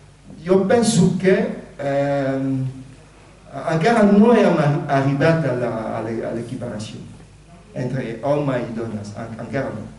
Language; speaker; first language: Catalan; non-native, fluent; Lingala